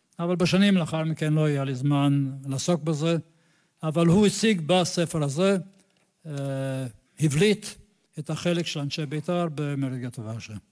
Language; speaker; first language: Hebrew; non-native, fluent; English